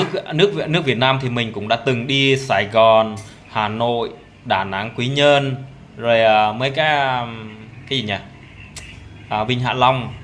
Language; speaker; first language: Vietnamese; non-native, local second language; Jarai